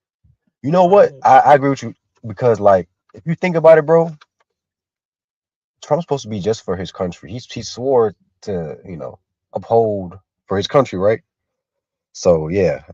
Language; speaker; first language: English; native; English